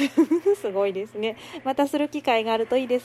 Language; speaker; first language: Japanese; native; Japanese